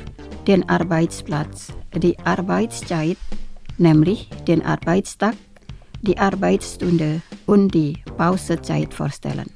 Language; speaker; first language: German; non-native, fluent; Indonesian